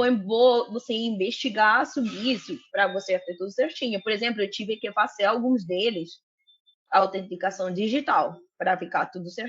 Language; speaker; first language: Portuguese; non-native, fluent; Spanish